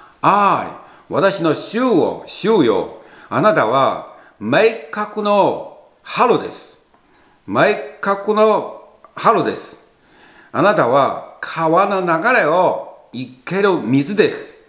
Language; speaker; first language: Japanese; non-native, fluent; Chinese